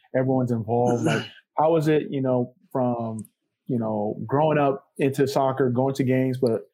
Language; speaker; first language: English; native; English